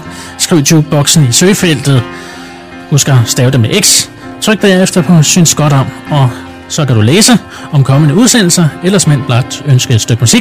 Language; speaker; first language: Danish; native; Danish